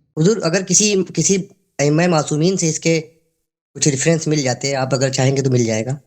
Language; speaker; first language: Urdu; native; Urdu